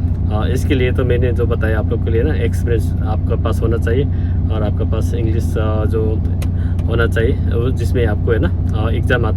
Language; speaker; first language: Hindi; non-native, learner; Nepali